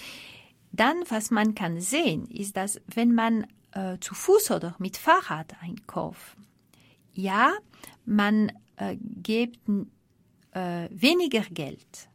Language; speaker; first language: German; non-native, fluent; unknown